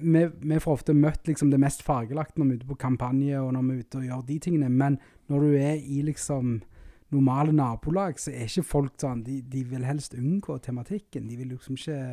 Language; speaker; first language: Norwegian; native; Norwegian